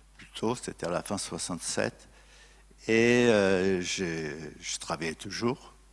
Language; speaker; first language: French; non-native, fluent; Portuguese